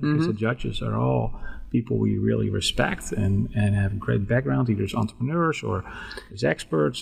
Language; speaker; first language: English; non-native, fluent; Dutch